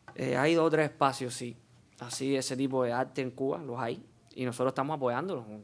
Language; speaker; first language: Spanish; native; Spanish